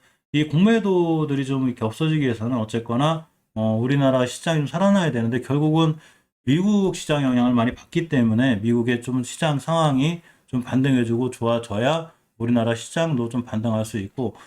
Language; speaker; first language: Korean; native; Korean